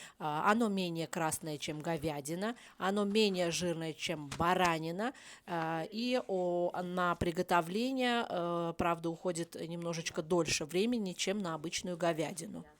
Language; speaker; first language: Russian; native; Russian